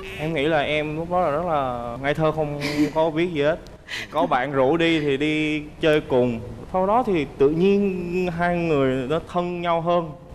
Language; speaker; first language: Vietnamese; early bilingual, other home language; Korean